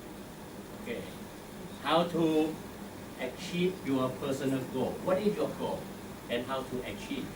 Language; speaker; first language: English; non-native, learner; Thai